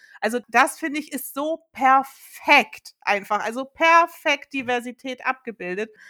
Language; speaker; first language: German; early bilingual, other home language; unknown